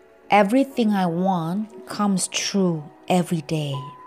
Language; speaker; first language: English; non-native, fluent; Korean